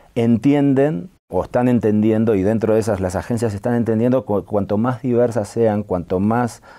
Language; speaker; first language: Spanish; native; Spanish